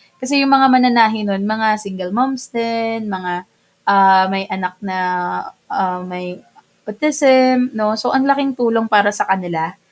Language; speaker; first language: Filipino; non-native, local second language; Bikol